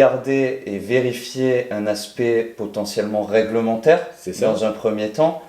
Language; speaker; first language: French; native; French